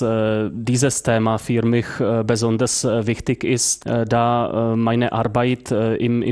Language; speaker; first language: German; non-native, fluent; Czech